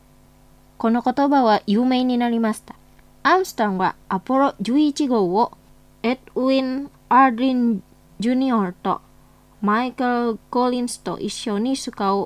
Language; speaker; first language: Japanese; non-native, fluent; Indonesian